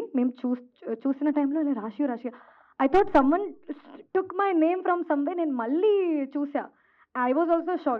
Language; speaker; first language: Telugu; non-native, fluent; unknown